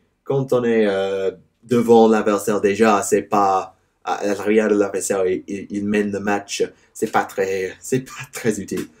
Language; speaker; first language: French; non-native, learner; English